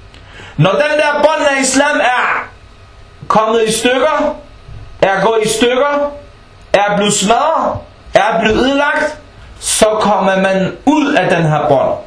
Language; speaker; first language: Danish; early bilingual, other home language; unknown